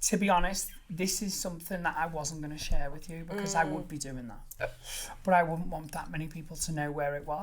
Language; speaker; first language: English; native; English